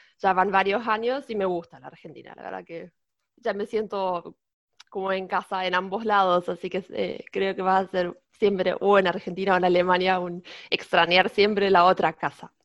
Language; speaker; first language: Spanish; non-native, fluent; German